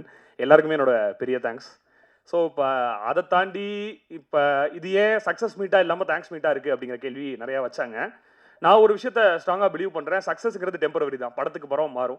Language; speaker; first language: Tamil; native; Tamil